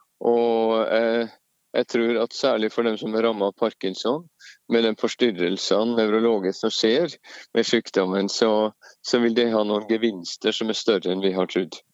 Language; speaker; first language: Norwegian; native; Norwegian